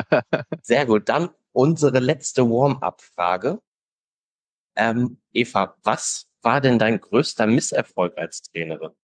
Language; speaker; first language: German; native; German